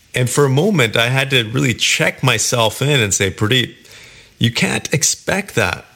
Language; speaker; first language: English; native; English